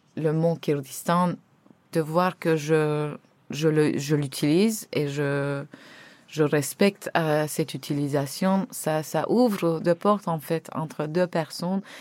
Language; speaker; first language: French; non-native, fluent; Turkish